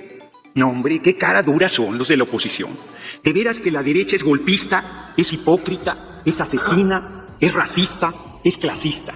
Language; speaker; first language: Spanish; native; Spanish